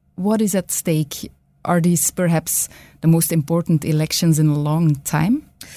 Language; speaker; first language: English; non-native, fluent; Dutch